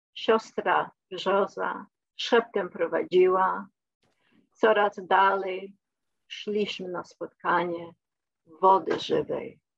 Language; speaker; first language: Polish; early bilingual, heritage; Polish